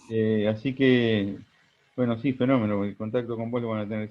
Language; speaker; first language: Spanish; native; Spanish